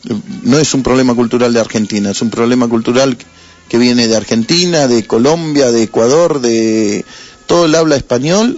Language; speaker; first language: Spanish; native; Spanish